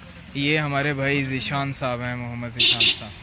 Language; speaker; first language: Urdu; native; Urdu